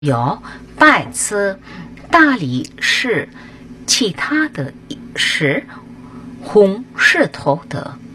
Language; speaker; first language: Chinese; non-native, fluent; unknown